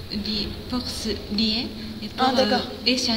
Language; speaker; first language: French; non-native, fluent; Japanese